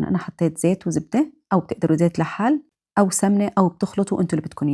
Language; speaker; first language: Arabic; native; Arabic